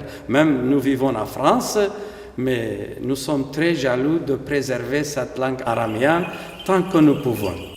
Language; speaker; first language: French; non-native, fluent; Aramaic